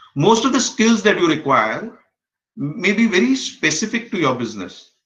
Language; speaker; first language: English; non-native, local second language; Konkani